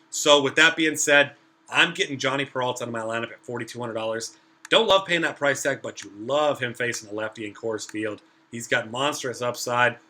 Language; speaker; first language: English; native; English